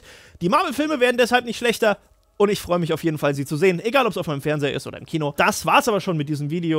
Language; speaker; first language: German; native; German